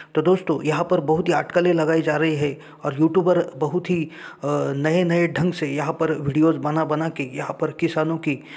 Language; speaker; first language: Hindi; non-native, local second language; Marathi